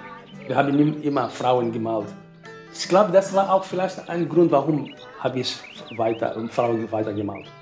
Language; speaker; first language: German; non-native, fluent; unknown